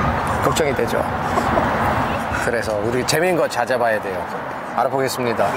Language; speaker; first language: Korean; non-native, fluent; English